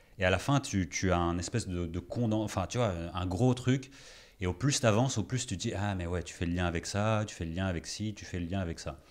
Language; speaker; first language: French; early bilingual, other home language; Greek